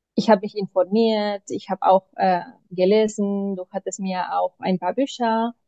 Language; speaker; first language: German; non-native, fluent; Spanish